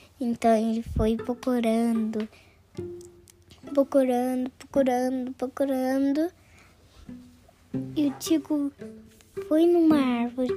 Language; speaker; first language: Portuguese; early bilingual, heritage; Portuguese